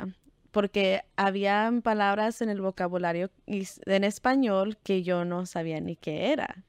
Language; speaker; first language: Spanish; early bilingual, heritage; Spanish